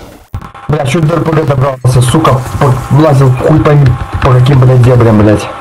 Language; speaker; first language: Russian; native; Russian